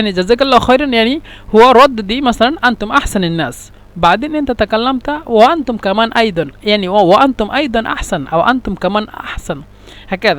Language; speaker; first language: Arabic; non-native, fluent; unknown